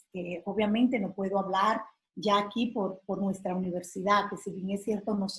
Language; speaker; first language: Spanish; native; Spanish